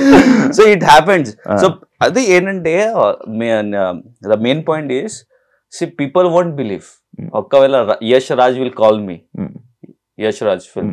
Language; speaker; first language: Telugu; non-native, learner; Hindi